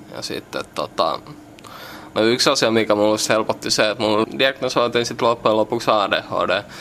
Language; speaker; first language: Finnish; native; Finnish